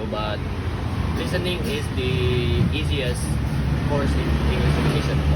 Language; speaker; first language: English; non-native, learner; Indonesian